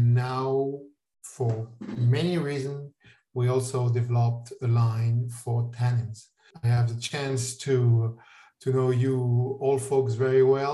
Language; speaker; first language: English; non-native, fluent; French